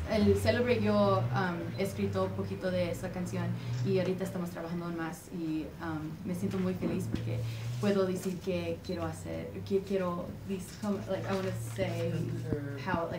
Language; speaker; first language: Spanish; early bilingual, other home language; English